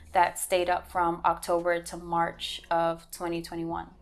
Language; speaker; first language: English; native; English